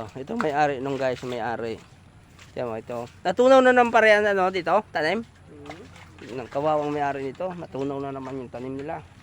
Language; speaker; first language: Filipino; non-native, local second language; Bikol